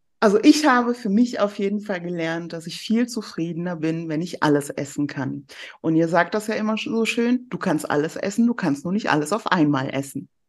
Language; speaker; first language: German; early bilingual, other home language; Persian